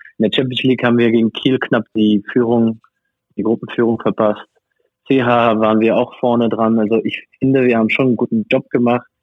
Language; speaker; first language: German; non-native, fluent; French